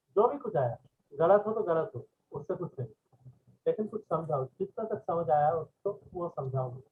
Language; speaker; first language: Hindi; non-native, local second language; Bangla